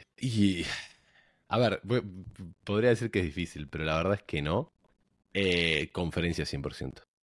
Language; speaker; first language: Spanish; native; Spanish